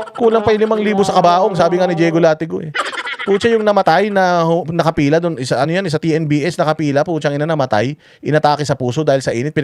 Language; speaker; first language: Filipino; native; Filipino